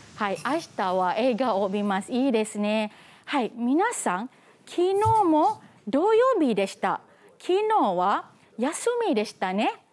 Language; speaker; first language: Japanese; non-native, fluent; Malay